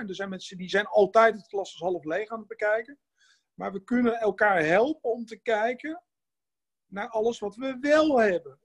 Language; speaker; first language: Dutch; native; Dutch